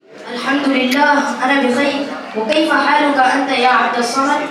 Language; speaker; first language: Arabic; non-native, learner; Urdu